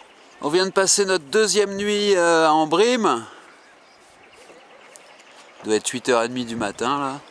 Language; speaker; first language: French; native; French